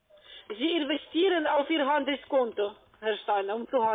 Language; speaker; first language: German; non-native, fluent; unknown